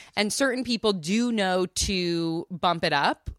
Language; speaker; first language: English; native; English